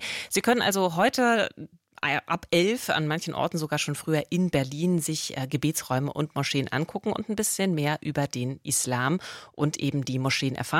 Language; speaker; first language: German; native; German